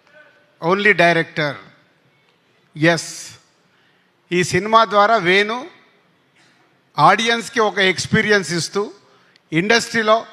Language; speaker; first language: Telugu; native; Telugu